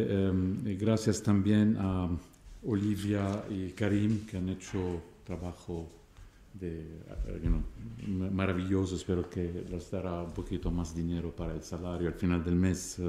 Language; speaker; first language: Spanish; non-native, fluent; Arabic